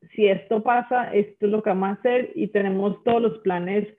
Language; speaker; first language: Spanish; native; Spanish